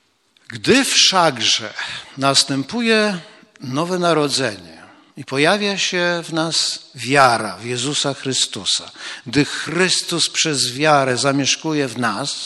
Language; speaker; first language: Polish; native; Polish